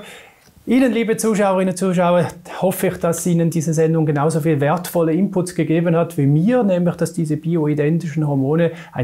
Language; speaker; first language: German; native; German